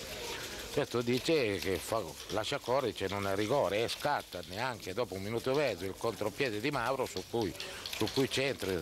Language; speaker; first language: Italian; native; Italian